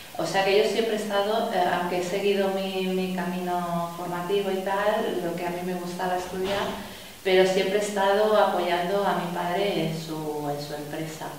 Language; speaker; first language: Spanish; native; Spanish